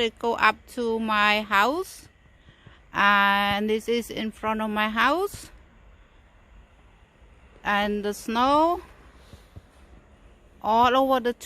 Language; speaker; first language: English; non-native, fluent; Khmer